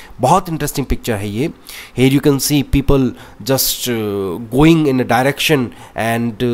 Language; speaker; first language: Hindi; native; Hindi